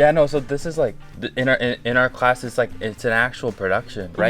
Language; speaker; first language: English; native; English